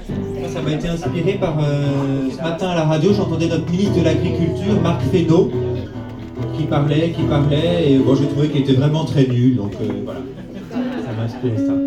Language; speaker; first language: French; native; French